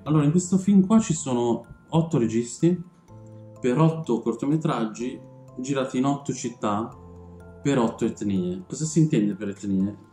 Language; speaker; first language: Italian; early bilingual, other home language; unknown